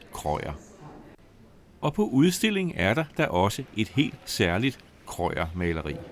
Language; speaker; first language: Danish; native; Danish